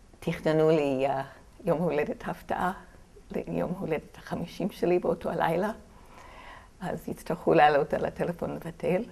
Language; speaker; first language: Hebrew; non-native, fluent; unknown